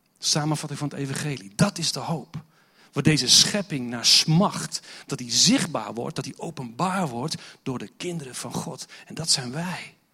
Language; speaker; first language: Dutch; non-native, fluent; English